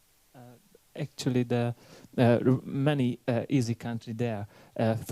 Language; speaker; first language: English; non-native, learner; Hungarian